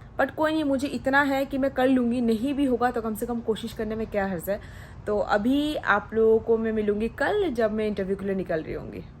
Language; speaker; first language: Hindi; non-native, local second language; Odia